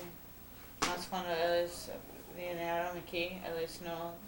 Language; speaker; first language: Portuguese; non-native, fluent; Spanish